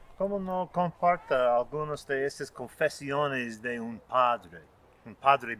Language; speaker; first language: Spanish; non-native, fluent; English